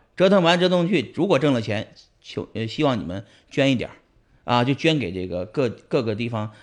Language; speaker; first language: Chinese; native; Chinese